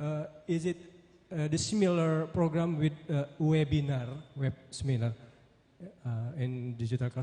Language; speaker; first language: English; non-native, learner; Indonesian